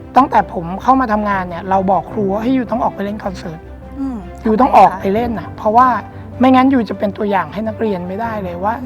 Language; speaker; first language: Thai; native; Thai